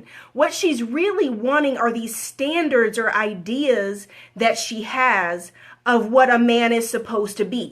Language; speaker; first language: English; native; English